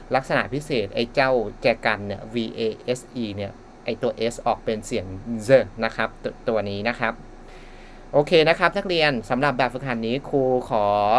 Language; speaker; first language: Thai; native; Thai